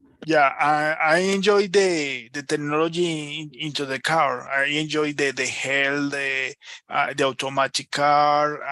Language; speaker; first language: English; non-native, learner; Spanish